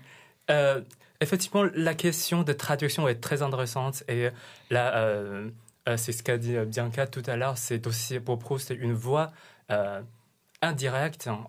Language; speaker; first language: French; non-native, fluent; Chinese